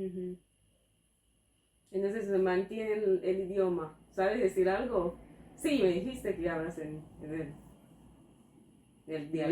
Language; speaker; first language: Spanish; non-native, fluent; English